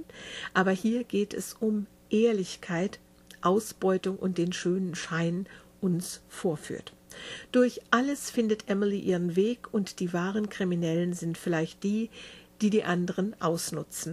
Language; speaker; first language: German; native; German